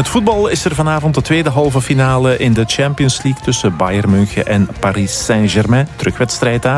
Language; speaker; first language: Dutch; native; Dutch